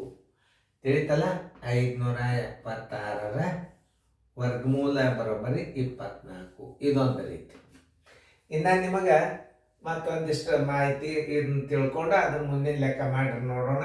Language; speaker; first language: Kannada; native; Kannada